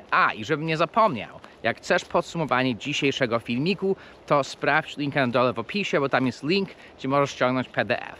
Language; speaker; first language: Polish; non-native, fluent; English